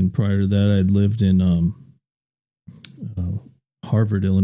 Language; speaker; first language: English; native; English